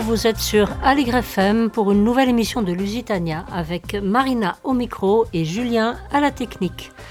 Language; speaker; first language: French; native; French